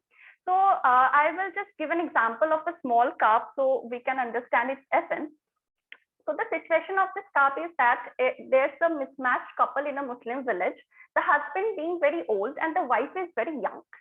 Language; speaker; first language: English; non-native, local second language; Bangla